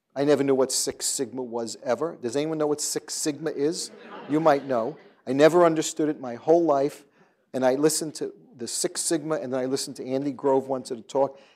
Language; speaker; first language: English; native; English